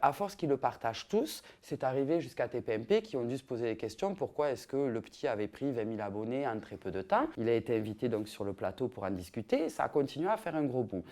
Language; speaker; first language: French; native; French